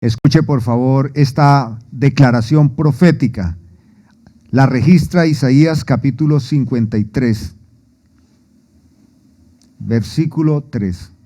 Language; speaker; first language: Spanish; native; Spanish